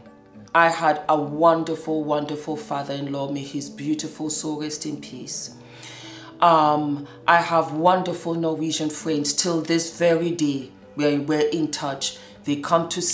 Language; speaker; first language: English; native; English